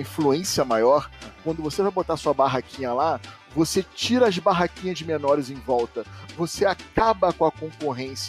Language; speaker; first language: Portuguese; native; Portuguese